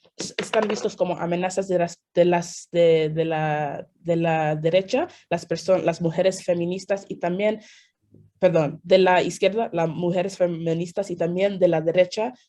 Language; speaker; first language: Spanish; early bilingual, heritage; Spanish